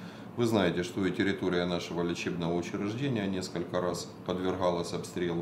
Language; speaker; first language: Russian; native; Russian